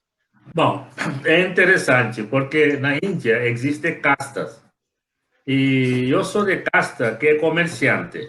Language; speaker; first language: Portuguese; non-native, fluent; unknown